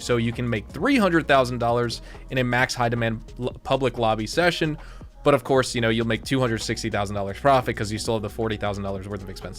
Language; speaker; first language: English; native; English